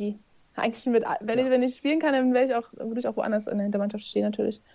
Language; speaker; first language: German; native; German